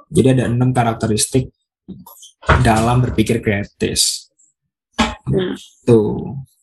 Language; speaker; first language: Indonesian; native; Indonesian